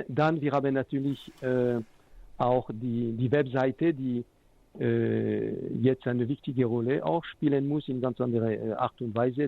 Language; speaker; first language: German; non-native, fluent; French